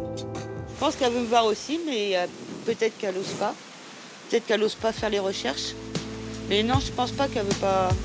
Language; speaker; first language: French; native; French